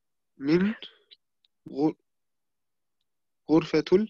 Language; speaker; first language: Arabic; non-native, learner; German